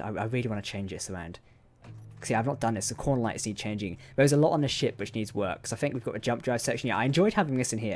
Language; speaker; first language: English; native; English